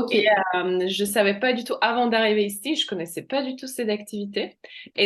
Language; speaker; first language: French; non-native, fluent; Slovak